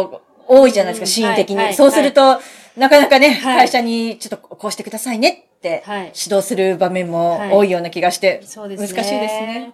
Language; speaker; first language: Japanese; native; Japanese